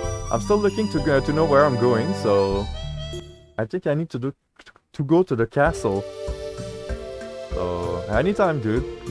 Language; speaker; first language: English; non-native, fluent; French